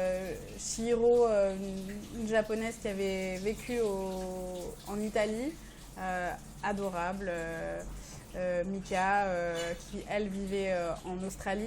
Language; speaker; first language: French; early bilingual, other home language; Persian